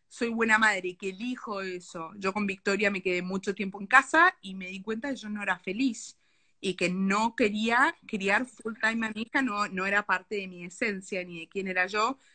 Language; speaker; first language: Spanish; native; Spanish